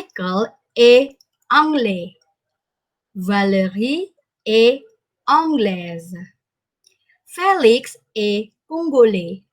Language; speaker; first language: French; non-native, fluent; Indonesian